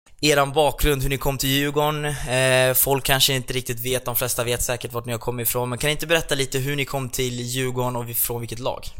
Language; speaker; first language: Swedish; native; Swedish